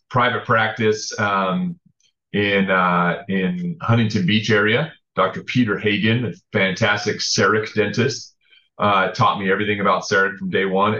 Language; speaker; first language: English; native; English